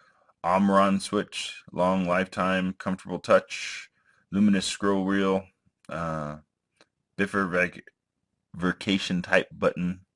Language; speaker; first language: English; native; English